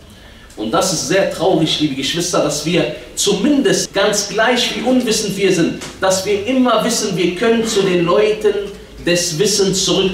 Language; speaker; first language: German; early bilingual, other home language; Arabic